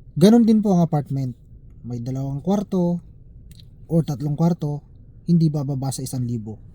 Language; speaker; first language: Filipino; native; Filipino